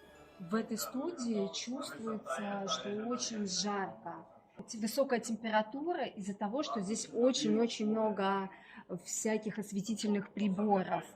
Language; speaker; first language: Russian; native; Russian